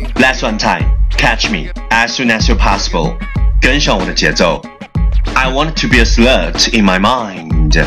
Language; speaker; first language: English; non-native, fluent; Chinese